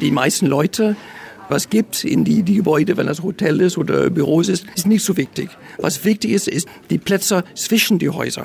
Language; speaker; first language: German; non-native, fluent; Danish